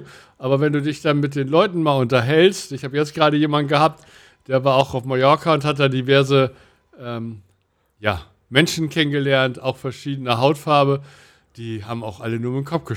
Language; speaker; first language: German; native; German